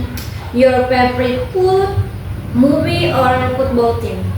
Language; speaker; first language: English; non-native, local second language; Indonesian